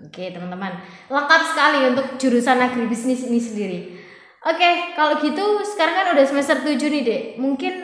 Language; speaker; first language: Indonesian; non-native, local second language; Javanese